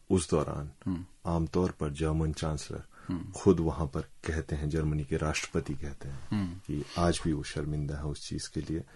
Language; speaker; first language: Hindi; native; Hindi